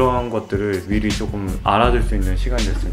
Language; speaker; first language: Korean; native; Korean